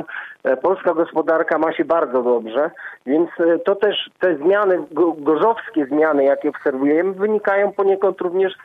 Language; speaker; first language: Polish; native; Polish